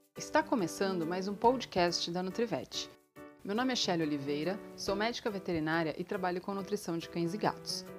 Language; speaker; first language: Portuguese; native; Portuguese